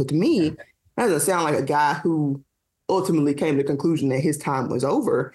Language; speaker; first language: English; native; English